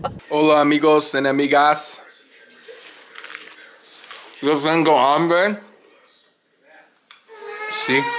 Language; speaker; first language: Spanish; non-native, learner; English